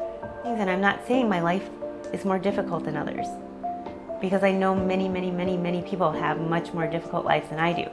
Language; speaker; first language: English; early bilingual, other home language; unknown